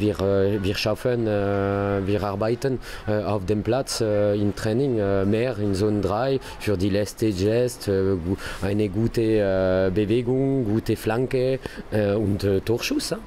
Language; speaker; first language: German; non-native, learner; French